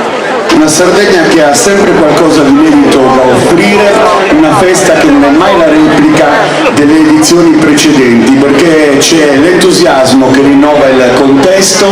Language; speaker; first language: Italian; native; Italian